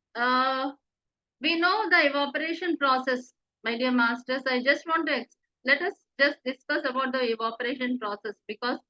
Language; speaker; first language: English; non-native, local second language; Telugu